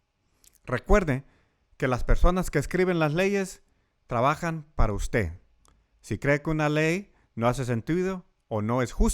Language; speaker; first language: Spanish; early bilingual, heritage; Spanish